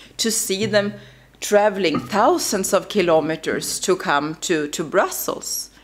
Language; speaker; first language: English; non-native, fluent; Swedish